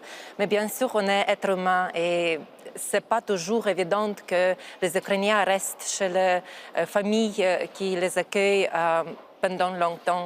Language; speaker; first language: French; non-native, fluent; Ukrainian